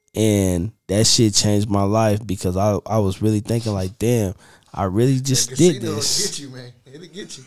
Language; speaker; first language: English; native; English